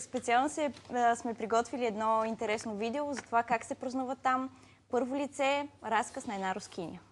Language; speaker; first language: Bulgarian; native; Bulgarian